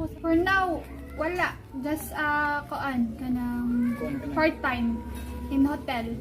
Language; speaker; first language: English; non-native, local second language; Cebuano